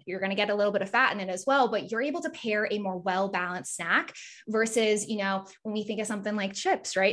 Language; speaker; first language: English; native; English